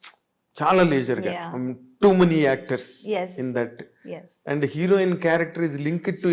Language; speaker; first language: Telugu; native; Telugu